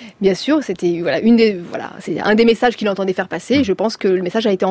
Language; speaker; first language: French; native; French